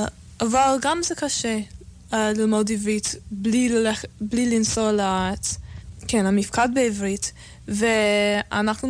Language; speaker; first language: Hebrew; non-native, learner; English